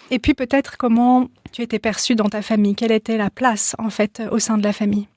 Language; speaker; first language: French; native; French